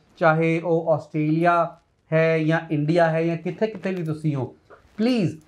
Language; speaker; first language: Punjabi; non-native, local second language; Hindi